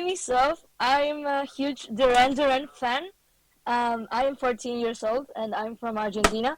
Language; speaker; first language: English; non-native, fluent; Spanish